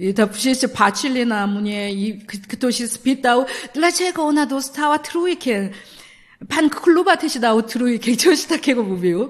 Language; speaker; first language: Polish; non-native, learner; Korean